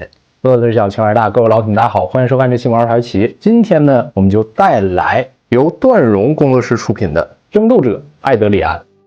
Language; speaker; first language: Chinese; native; Chinese